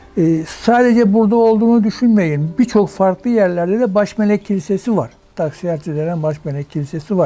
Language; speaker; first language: Turkish; native; Turkish